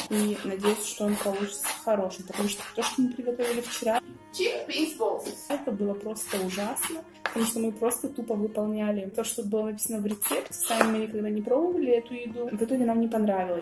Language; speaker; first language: Russian; native; Russian